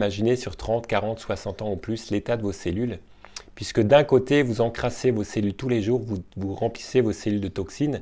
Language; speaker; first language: French; native; French